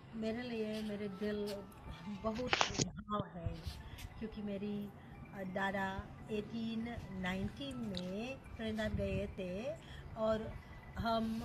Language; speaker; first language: Hindi; early bilingual, heritage; English